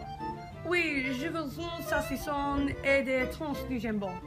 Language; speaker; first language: French; non-native, learner; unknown